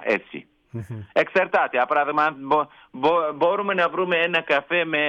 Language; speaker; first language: Greek; non-native, learner; Kurdish